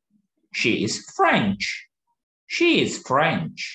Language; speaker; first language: English; non-native, fluent; Turkish